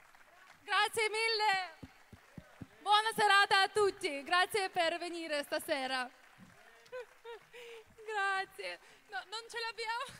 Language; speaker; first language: Italian; non-native, learner; Russian